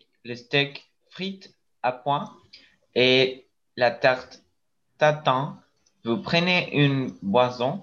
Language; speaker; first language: French; non-native, learner; Spanish